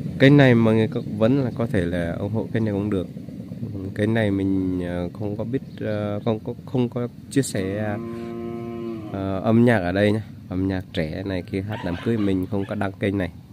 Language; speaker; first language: Vietnamese; non-native, local second language; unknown